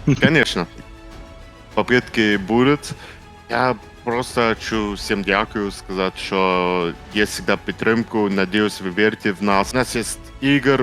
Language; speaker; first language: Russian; non-native, local second language; Ukrainian